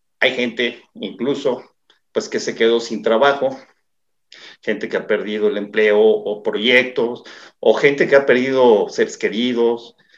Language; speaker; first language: Spanish; native; Spanish